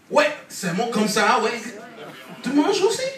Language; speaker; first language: French; non-native, learner; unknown